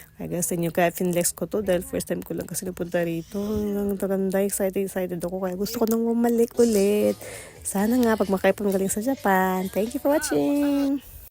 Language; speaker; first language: Filipino; non-native, local second language; Cebuano